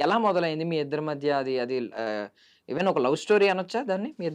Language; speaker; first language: Telugu; native; Telugu